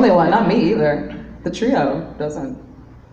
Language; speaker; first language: English; native; English